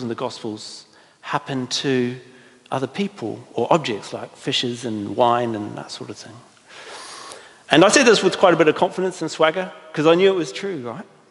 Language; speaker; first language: English; native; English